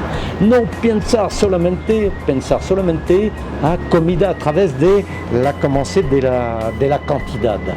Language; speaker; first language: Spanish; non-native, fluent; French